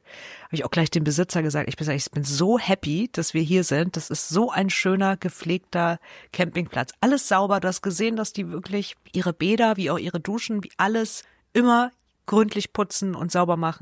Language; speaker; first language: German; native; German